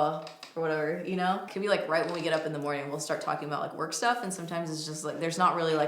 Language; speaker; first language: English; native; English